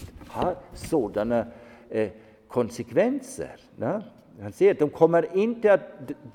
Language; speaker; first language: Swedish; non-native, fluent; German